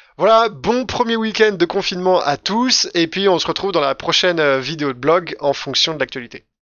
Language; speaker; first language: French; native; French